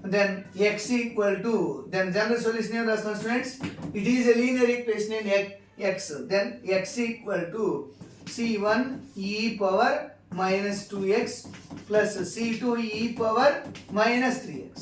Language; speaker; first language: English; non-native, local second language; Telugu